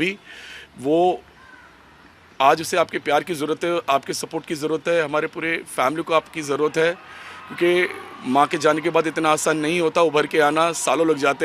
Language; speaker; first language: Hindi; native; Hindi